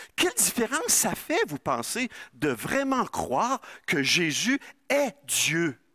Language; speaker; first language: French; native; French